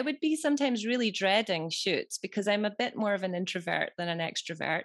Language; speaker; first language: English; native; English